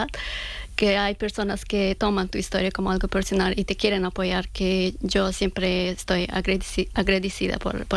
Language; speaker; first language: Spanish; non-native, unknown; Persian